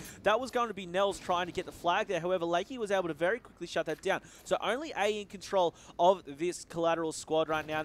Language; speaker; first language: English; native; English